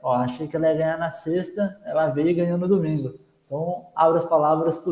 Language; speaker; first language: Portuguese; native; Portuguese